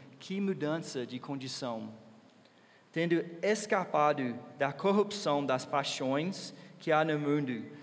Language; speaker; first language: Portuguese; non-native, fluent; English